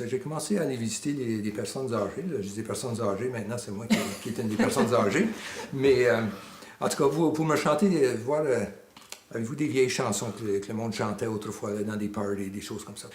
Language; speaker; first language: French; native; French